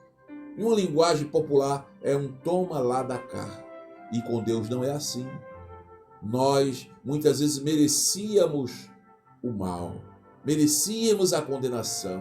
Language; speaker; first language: Portuguese; native; Portuguese